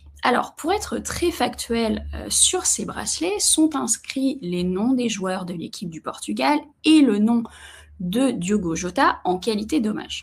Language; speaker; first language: French; native; French